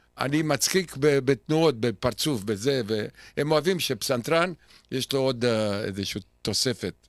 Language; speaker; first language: Hebrew; non-native, fluent; Romanian